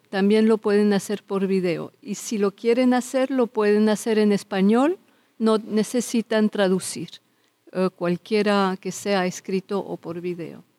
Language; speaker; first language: Spanish; early bilingual, heritage; Spanish